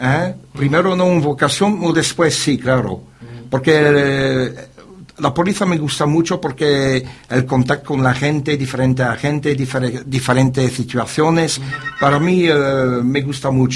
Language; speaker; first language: Spanish; non-native, learner; French